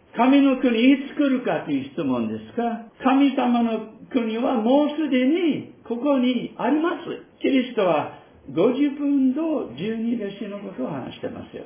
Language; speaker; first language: Japanese; non-native, fluent; English